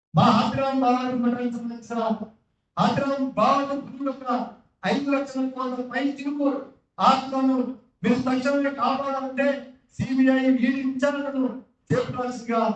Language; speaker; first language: Telugu; non-native, local second language; Lambadi